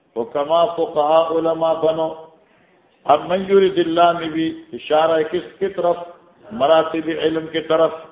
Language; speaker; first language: Urdu; non-native, local second language; Northern Hindko